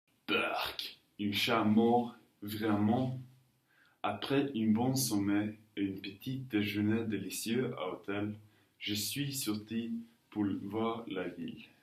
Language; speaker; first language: French; non-native, learner; Norwegian